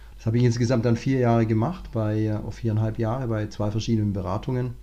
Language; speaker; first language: German; native; German